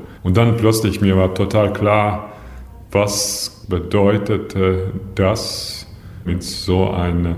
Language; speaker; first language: German; non-native, fluent; Latvian